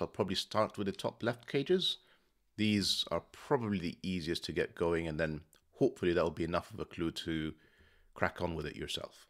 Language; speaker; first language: English; native; English